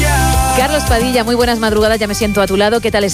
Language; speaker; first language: Spanish; native; Spanish